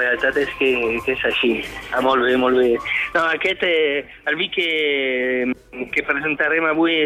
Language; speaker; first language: Catalan; non-native, fluent; French